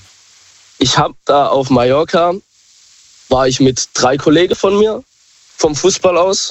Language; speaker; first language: German; native; German